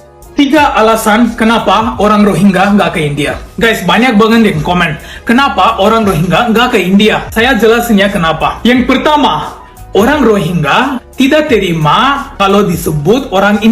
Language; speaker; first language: Indonesian; non-native, fluent; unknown